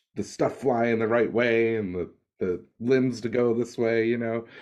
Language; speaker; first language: English; native; English